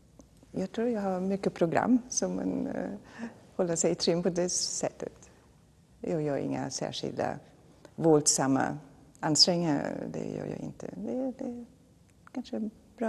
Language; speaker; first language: Swedish; non-native, fluent; German